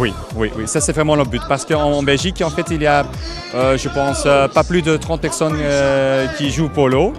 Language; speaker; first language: French; non-native, local second language; Dutch